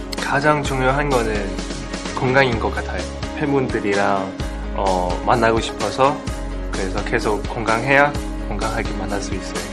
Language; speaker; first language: Korean; non-native, learner; Cantonese